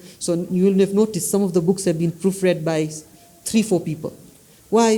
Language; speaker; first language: English; non-native, fluent; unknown